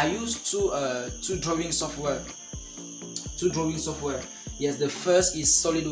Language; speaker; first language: English; non-native, fluent; French